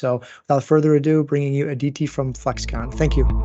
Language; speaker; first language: English; native; English